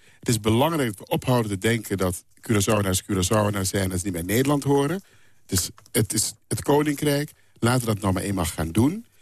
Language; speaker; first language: Dutch; non-native, local second language; Papiamento